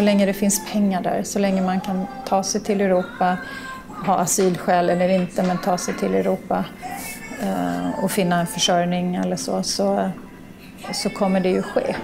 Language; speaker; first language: Swedish; native; Swedish